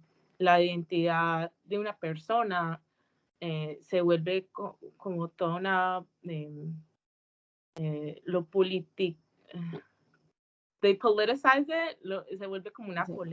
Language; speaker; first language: Spanish; early bilingual, heritage; English